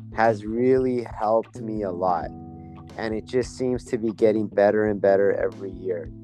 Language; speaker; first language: English; native; English